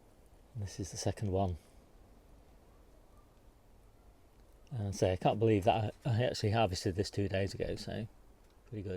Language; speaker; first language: English; native; English